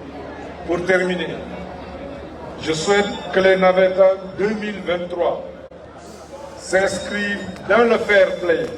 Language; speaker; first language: French; non-native, local second language; Wolof